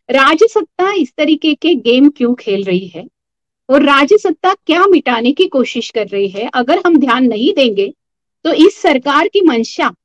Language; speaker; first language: Hindi; non-native, local second language; Marathi